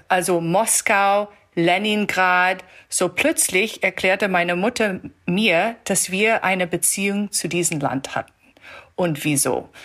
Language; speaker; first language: German; early bilingual, heritage; German